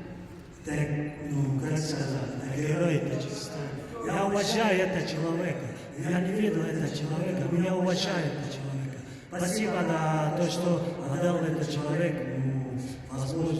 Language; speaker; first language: Russian; non-native, learner; Tajik